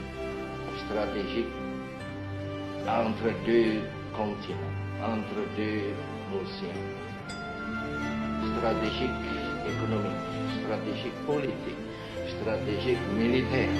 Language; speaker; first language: French; non-native, fluent; Javanese